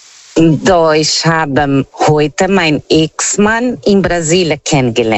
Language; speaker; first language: German; non-native, learner; Portuguese